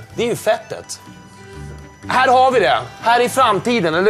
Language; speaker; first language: Swedish; native; Swedish